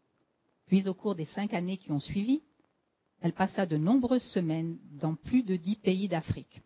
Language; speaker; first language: French; native; French